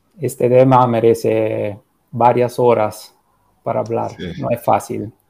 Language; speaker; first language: Spanish; non-native, fluent; Italian